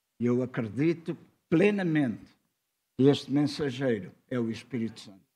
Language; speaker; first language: Portuguese; native; Portuguese